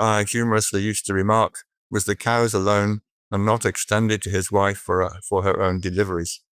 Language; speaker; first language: English; native; English